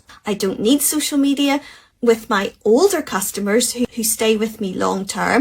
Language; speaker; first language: English; native; English